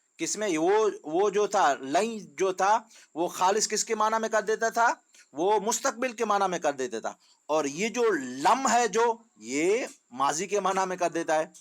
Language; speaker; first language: Urdu; non-native, local second language; Sindhi